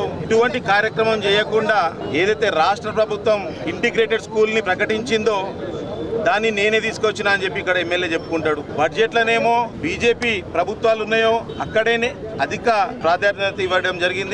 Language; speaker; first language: Telugu; native; Telugu